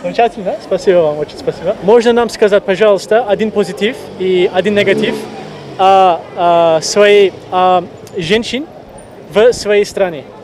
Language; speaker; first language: Russian; non-native, learner; Turkish